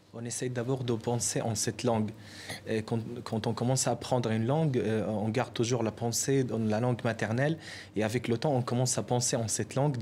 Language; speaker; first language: French; non-native, fluent; Arabic